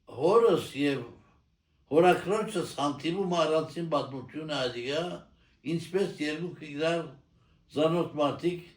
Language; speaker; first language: Armenian; native; Armenian